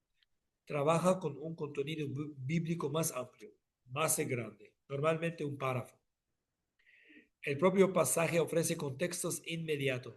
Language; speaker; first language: Spanish; non-native, fluent; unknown